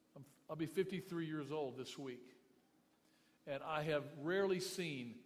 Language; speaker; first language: English; native; English